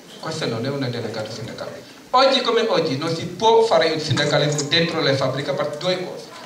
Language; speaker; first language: Italian; non-native, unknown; Wolof